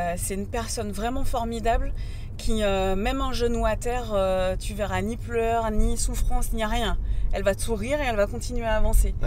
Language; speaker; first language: French; native; French